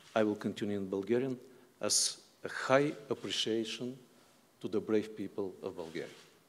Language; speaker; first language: English; non-native, fluent; Bulgarian